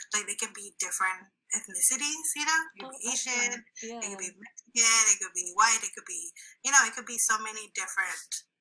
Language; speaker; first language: English; early bilingual, other home language; Spanish